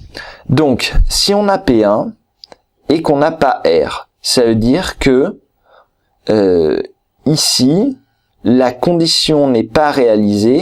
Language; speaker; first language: French; native; French